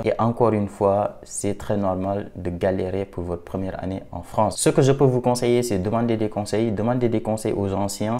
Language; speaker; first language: French; non-native, local second language; Wolof